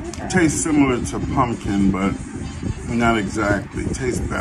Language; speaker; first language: English; native; English